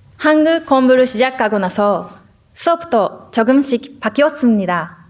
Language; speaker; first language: Korean; non-native, learner; Japanese